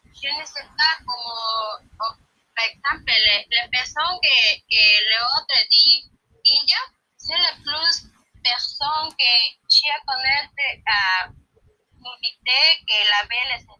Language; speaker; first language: Spanish; non-native, learner; French